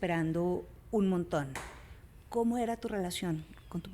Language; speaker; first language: Spanish; native; Spanish